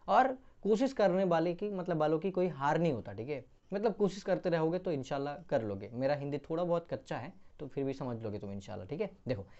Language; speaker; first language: Hindi; non-native, local second language; Bangla